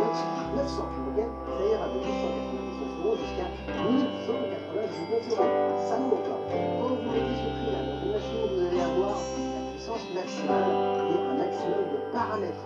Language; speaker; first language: French; native; French